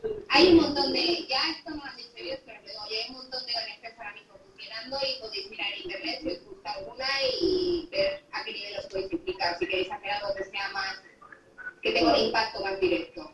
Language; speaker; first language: Spanish; native; Spanish